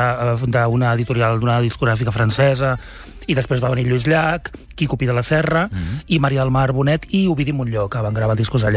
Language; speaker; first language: Catalan; native; Catalan